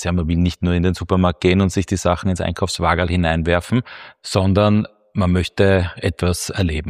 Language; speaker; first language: German; native; German